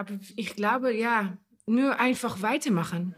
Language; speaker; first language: German; non-native, fluent; Spanish